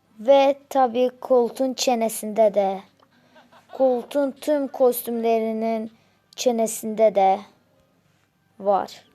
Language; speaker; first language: Turkish; native; Turkish